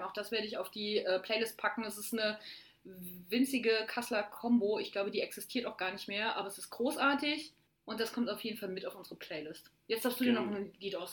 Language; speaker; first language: German; native; German